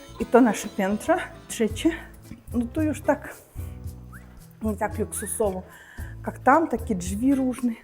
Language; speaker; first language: Polish; non-native, learner; Russian